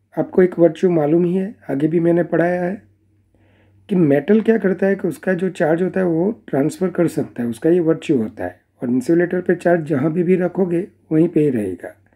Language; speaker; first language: Hindi; non-native, local second language; Gujarati